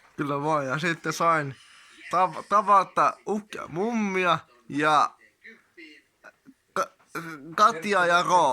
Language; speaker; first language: Finnish; non-native, learner; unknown